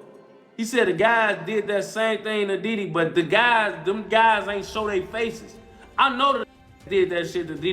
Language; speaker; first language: English; native; English